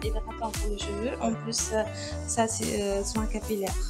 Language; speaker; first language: French; non-native, local second language; Arabic